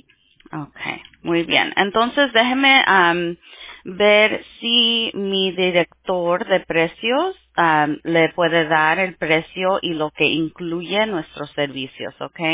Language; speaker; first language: Spanish; early bilingual, heritage; Spanish